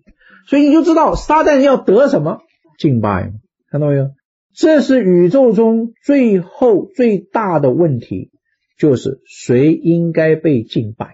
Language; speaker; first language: Chinese; native; Chinese